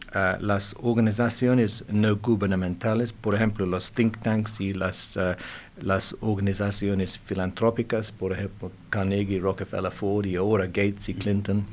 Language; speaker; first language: Spanish; non-native, fluent; English